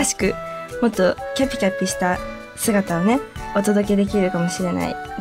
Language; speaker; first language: Japanese; native; Japanese